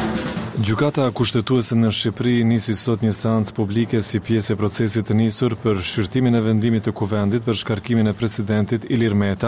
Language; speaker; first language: Albanian; native; Albanian